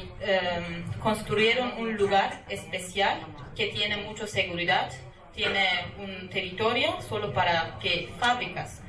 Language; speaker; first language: Spanish; non-native, learner; Kurdish